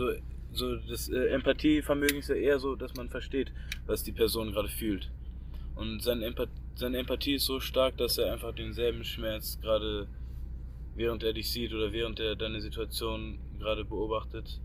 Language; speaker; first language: German; native; German